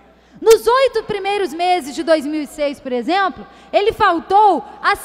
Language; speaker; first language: Portuguese; native; Portuguese